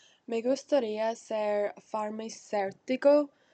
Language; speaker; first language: Spanish; non-native, learner; English